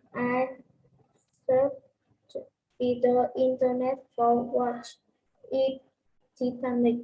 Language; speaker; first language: English; non-native, learner; Vietnamese